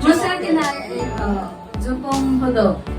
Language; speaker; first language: Japanese; non-native, learner; Filipino